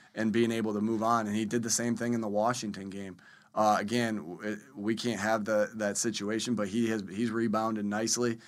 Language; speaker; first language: English; native; English